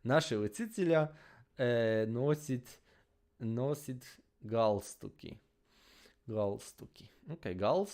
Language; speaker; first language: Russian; non-native, learner; Polish